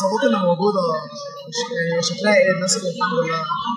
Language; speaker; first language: Arabic; native; Arabic